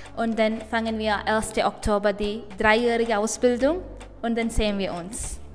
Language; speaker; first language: German; non-native, learner; Malayalam